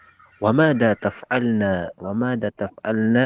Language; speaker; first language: Arabic; non-native, learner; Filipino